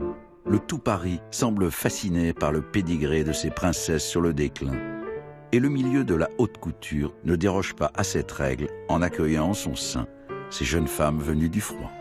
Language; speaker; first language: French; native; French